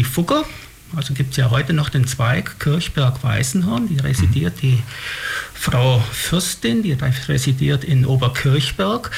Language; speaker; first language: German; native; German